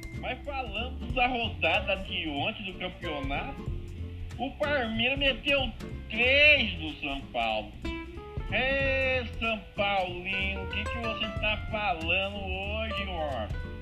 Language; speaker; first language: Portuguese; native; Portuguese